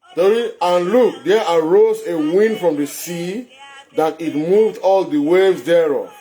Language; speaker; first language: English; non-native, local second language; Yoruba